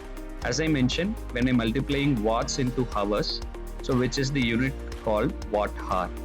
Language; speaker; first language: English; non-native, local second language; Tamil